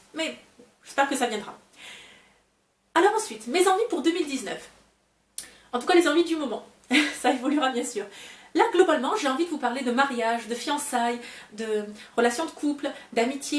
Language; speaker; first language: French; native; French